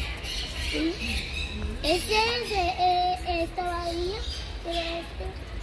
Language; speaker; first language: Spanish; early bilingual, heritage; Spanish